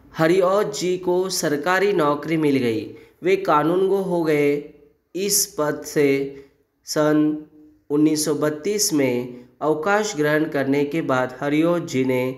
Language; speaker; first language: Hindi; native; Hindi